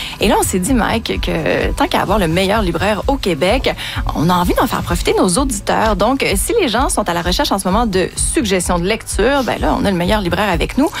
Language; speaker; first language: French; native; French